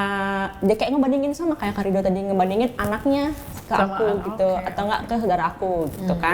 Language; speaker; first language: Indonesian; native; Indonesian